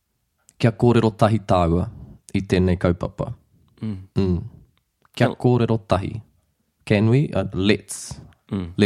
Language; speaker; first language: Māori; non-native, local second language; English